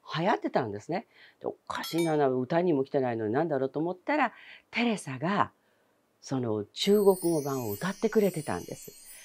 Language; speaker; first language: Japanese; early bilingual, other home language; Chinese